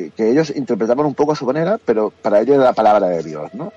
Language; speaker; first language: Spanish; native; Spanish